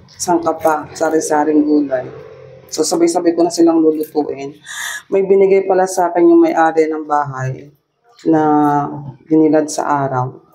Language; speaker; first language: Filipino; non-native, local second language; Iloko